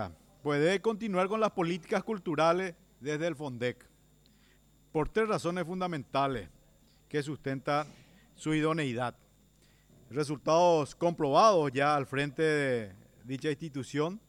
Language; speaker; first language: Spanish; native; Spanish